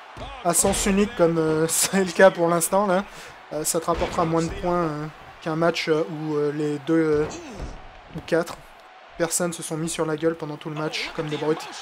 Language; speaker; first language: French; native; French